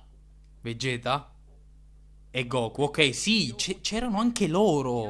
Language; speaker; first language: Italian; native; Italian